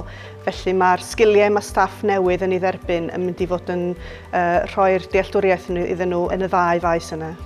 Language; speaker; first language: Welsh; native; Welsh